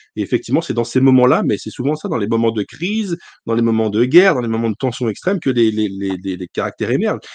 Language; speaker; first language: French; native; French